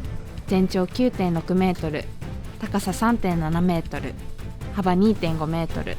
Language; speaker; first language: Japanese; native; Japanese